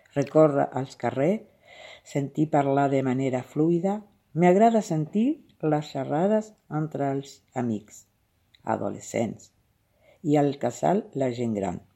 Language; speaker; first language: Catalan; non-native, fluent; Spanish